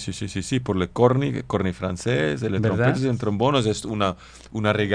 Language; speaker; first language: Spanish; non-native, learner; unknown